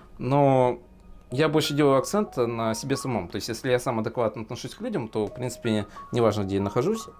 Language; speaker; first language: Russian; native; Russian